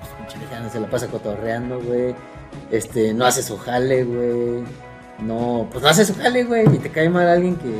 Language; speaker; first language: Spanish; native; Spanish